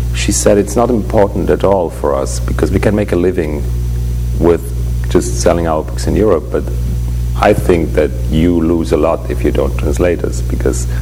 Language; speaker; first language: English; non-native, fluent; German